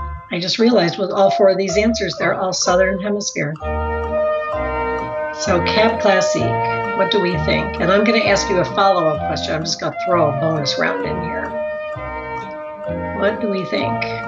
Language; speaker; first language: English; native; English